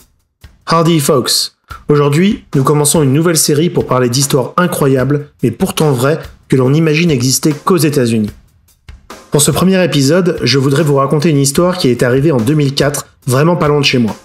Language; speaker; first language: French; native; French